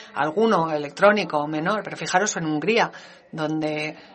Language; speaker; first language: Spanish; non-native, fluent; Danish